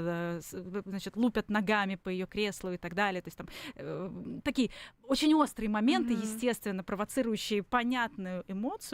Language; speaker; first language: Russian; native; Russian